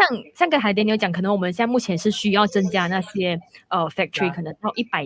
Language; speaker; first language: Chinese; native; Chinese